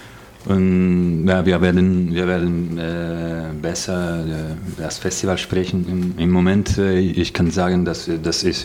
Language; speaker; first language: German; non-native, fluent; Italian